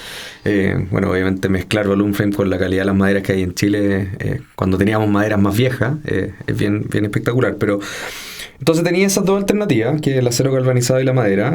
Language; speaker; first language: Spanish; native; Spanish